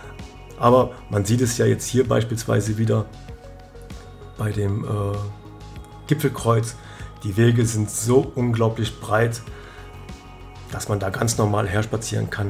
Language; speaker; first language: German; native; German